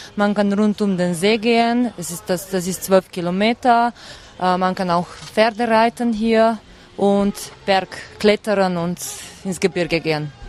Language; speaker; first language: German; non-native, learner; Slovenian